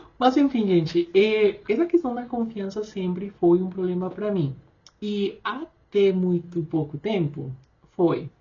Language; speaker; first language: Portuguese; non-native, fluent; Spanish